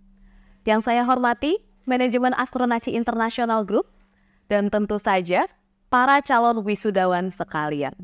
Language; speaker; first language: Indonesian; native; Indonesian